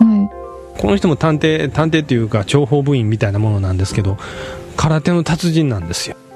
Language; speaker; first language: Japanese; native; Japanese